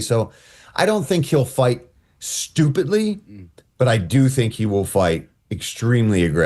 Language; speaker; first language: English; native; English